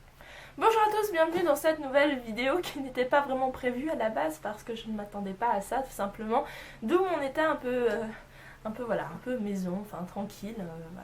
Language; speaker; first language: French; native; French